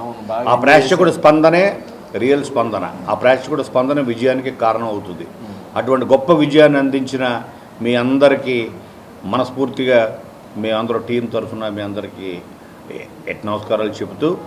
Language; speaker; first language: Telugu; native; Telugu